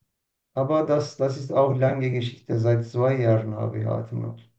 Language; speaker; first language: German; non-native, learner; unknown